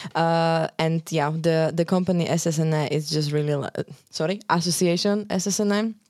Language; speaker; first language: English; non-native, fluent; Slovak